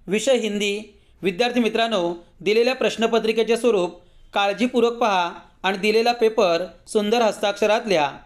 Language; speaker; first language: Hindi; non-native, local second language; Marathi